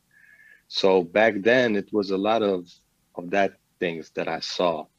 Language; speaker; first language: English; non-native, fluent; Swedish